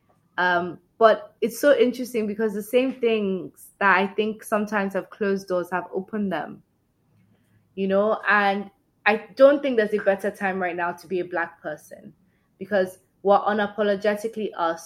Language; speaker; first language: English; non-native, local second language; Yoruba